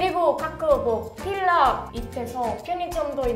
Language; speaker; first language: Korean; non-native, learner; Italian